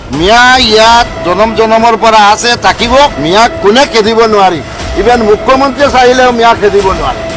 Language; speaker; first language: Assamese; non-native, local second language; Bangla